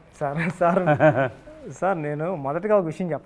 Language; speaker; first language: Telugu; native; Telugu